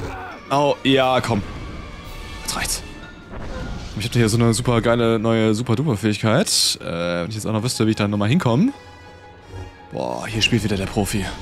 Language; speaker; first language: German; native; German